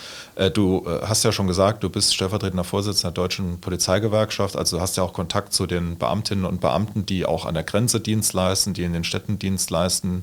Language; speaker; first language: German; native; German